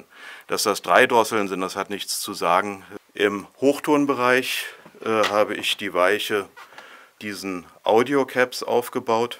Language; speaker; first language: German; native; German